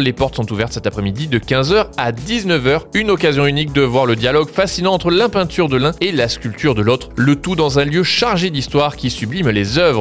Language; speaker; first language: French; native; French